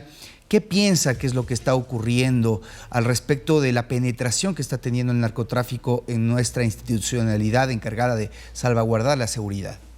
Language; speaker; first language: Spanish; native; Spanish